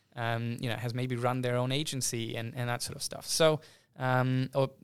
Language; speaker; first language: English; non-native, fluent; German